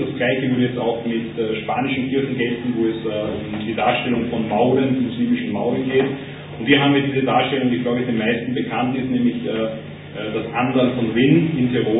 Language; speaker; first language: German; native; German